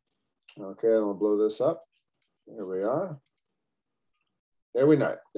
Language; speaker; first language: English; native; English